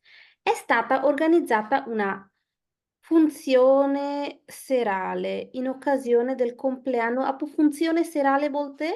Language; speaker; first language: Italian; non-native, fluent; Bangla